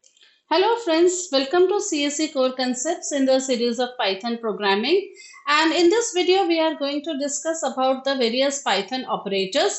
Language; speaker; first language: English; non-native, local second language; Hindi